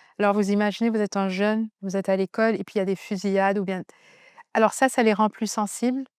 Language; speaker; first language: French; native; French